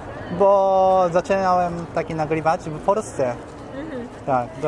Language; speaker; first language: Polish; non-native, learner; Japanese